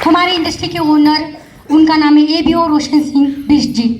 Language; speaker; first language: Hindi; non-native, local second language; Marathi